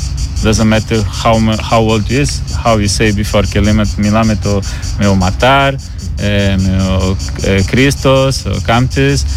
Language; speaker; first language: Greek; non-native, learner; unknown